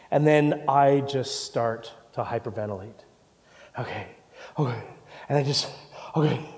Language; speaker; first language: English; native; English